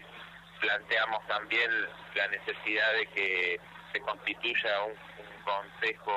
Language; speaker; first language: Spanish; native; Spanish